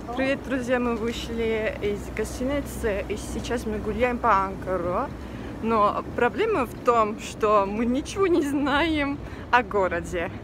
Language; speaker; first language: Russian; non-native, learner; Turkish